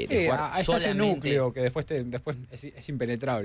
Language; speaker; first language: Spanish; native; Spanish